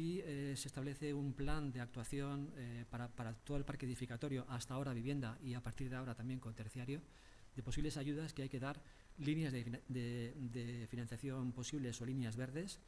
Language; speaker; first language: Spanish; native; Spanish